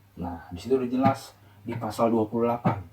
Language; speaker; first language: Indonesian; native; Indonesian